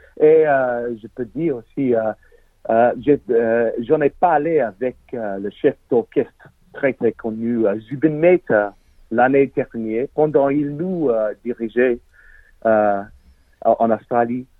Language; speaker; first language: French; non-native, learner; English